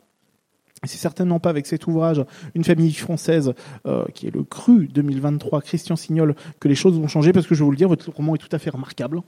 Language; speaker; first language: French; native; French